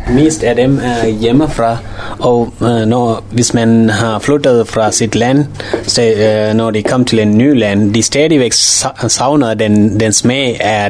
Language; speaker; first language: Danish; non-native, learner; Tamil